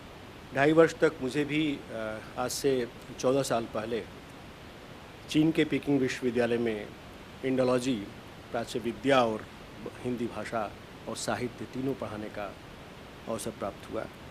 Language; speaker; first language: Hindi; native; Hindi